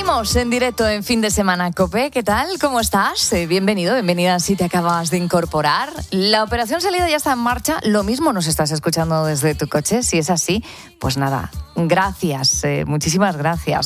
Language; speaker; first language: Spanish; native; Spanish